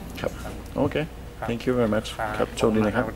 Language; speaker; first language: Thai; non-native, learner; English